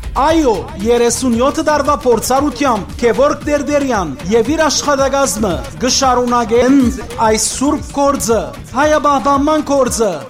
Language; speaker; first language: Armenian; native; Armenian